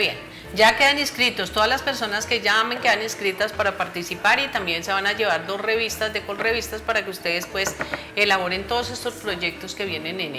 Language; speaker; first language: Spanish; native; Spanish